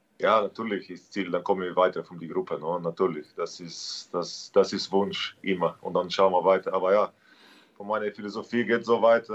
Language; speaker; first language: German; non-native, learner; Slovenian